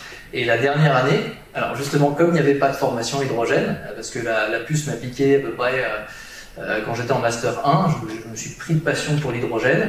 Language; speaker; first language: French; native; French